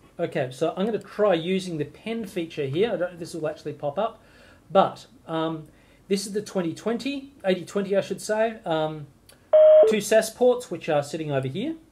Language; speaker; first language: English; native; English